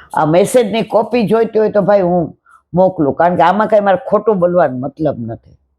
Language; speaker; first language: Gujarati; non-native, local second language; Hindi